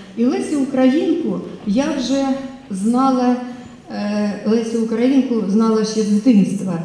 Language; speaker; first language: Ukrainian; native; Ukrainian